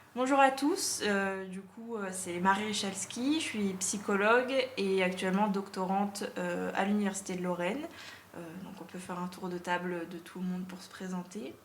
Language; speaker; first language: French; native; French